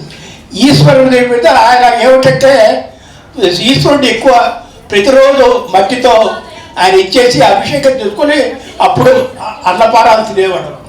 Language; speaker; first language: Telugu; native; Telugu